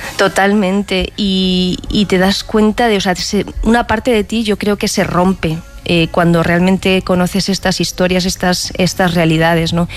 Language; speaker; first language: Spanish; native; Spanish